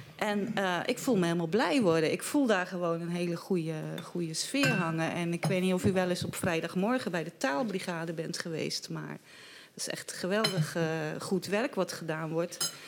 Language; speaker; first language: Dutch; native; Dutch